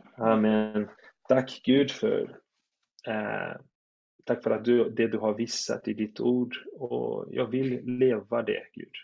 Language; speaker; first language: Swedish; non-native, fluent; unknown